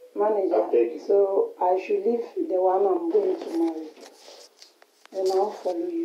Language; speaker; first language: English; non-native, local second language; Akan